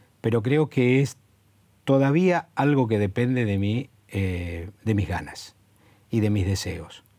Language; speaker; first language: Spanish; native; Spanish